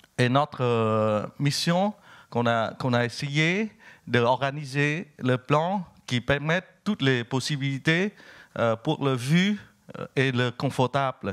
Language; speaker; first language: French; non-native, fluent; Vietnamese